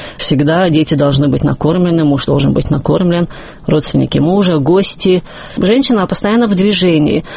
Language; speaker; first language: Russian; non-native, local second language; Chechen